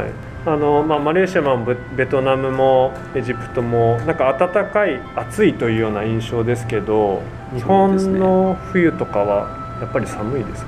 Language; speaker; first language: Japanese; native; Japanese